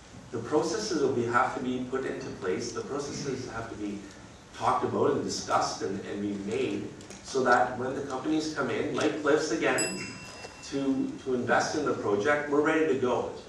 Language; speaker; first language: English; early bilingual, other home language; French